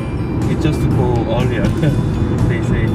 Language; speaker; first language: English; non-native, learner; Korean